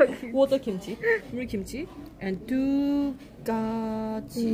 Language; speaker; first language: English; non-native, learner; Japanese